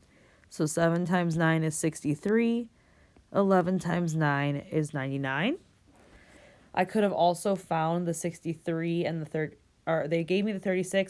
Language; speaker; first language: English; native; English